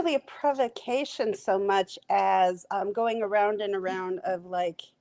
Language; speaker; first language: English; native; English